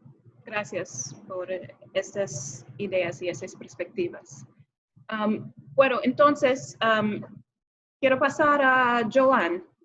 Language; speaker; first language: Spanish; non-native, fluent; English